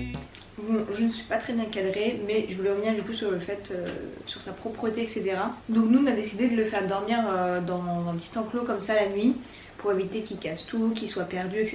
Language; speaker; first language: French; native; French